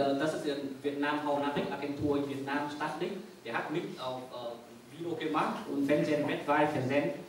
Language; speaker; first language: German; non-native, learner; Vietnamese